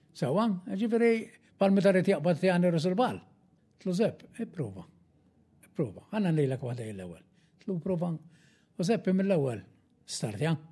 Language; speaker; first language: Maltese; native; Maltese